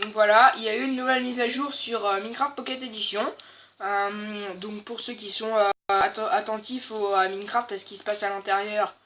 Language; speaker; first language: French; native; French